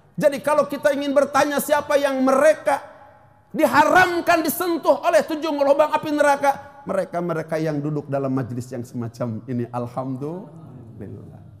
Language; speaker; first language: Indonesian; non-native, local second language; Sundanese